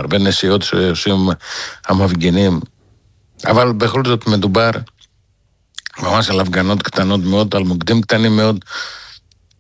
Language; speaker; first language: Hebrew; non-native, fluent; Greek